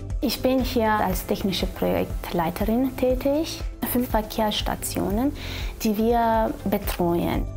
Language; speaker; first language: German; non-native, fluent; Romanian